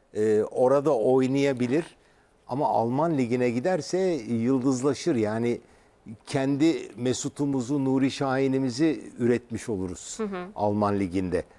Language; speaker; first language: Turkish; native; Turkish